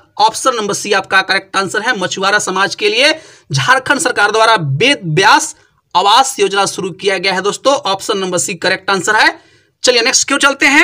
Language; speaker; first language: Hindi; native; Hindi